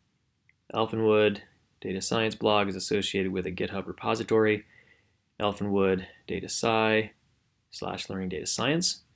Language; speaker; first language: English; native; English